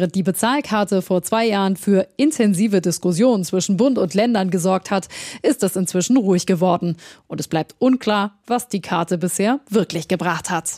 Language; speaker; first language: German; native; German